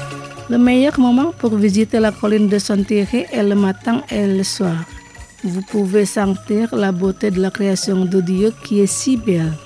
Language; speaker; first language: French; non-native, fluent; Indonesian